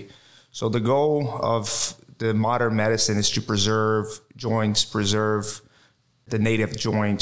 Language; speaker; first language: English; non-native, fluent; Portuguese